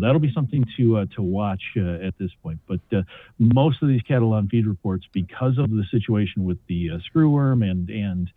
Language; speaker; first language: English; native; English